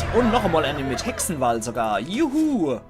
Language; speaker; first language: German; native; German